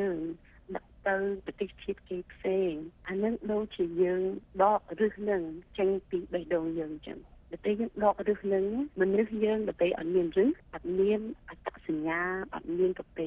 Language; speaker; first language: Khmer; early bilingual, heritage; Khmer